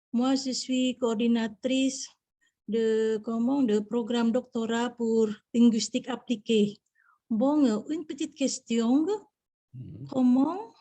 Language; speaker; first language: French; non-native, fluent; Indonesian